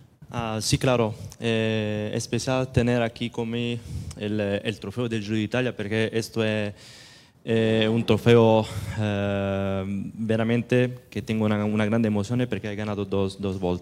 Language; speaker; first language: Spanish; non-native, learner; Italian